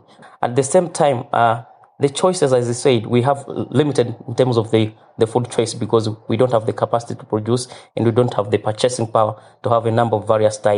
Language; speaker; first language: English; non-native, local second language; Nyanja